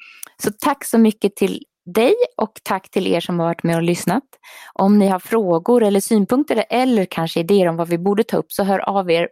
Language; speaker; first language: Swedish; native; Swedish